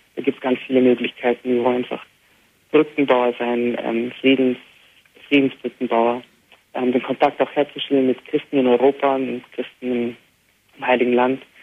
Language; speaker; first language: German; early bilingual, heritage; Arabic